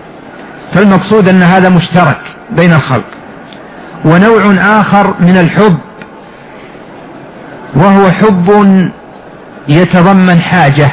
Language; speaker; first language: Arabic; native; Arabic